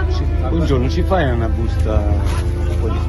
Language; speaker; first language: Italian; native; Italian